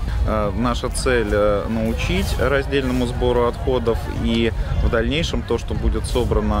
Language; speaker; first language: Russian; native; Russian